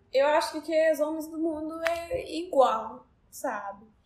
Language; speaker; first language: Portuguese; non-native, learner; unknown